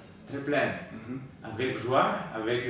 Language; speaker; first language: French; non-native, learner; Bulgarian